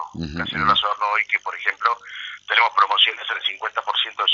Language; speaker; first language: Spanish; native; Spanish